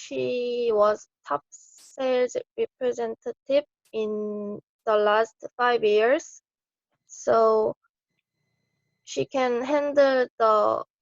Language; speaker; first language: English; non-native, learner; Korean